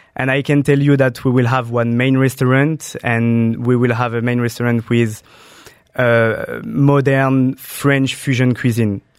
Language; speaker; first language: English; non-native, fluent; French